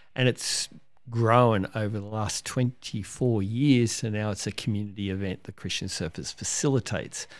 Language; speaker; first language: English; native; English